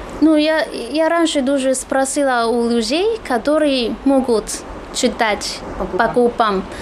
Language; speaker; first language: Russian; non-native, fluent; Chinese